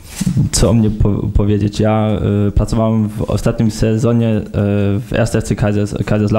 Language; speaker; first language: Polish; early bilingual, heritage; Polish